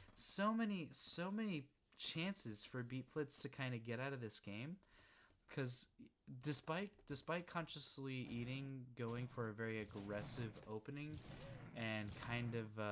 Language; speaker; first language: English; native; English